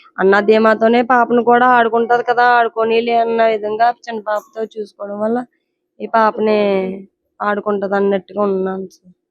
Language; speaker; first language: Telugu; native; Telugu